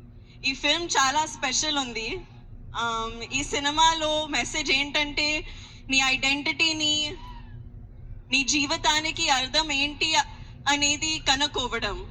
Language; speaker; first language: Telugu; non-native, local second language; Hindi